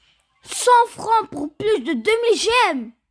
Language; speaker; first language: French; native; French